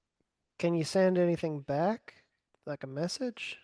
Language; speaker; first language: English; native; English